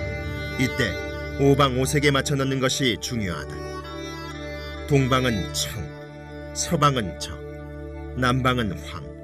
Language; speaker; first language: Korean; native; Korean